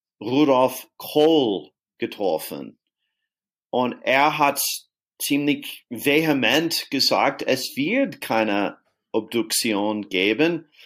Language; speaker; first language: German; non-native, fluent; English